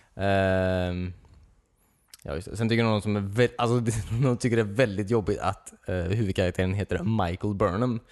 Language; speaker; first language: Swedish; native; Swedish